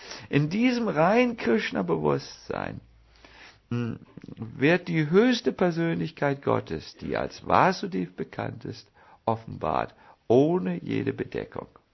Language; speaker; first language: German; native; German